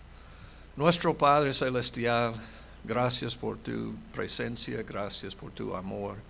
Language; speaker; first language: Spanish; non-native, fluent; English